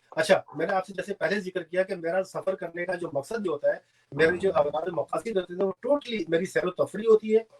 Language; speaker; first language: Urdu; native; Urdu